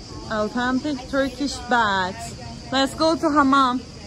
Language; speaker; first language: English; non-native, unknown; Turkish